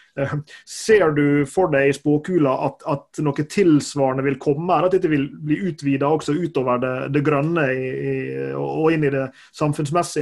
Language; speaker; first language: Norwegian; native; Norwegian